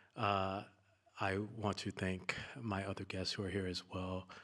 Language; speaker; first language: English; native; English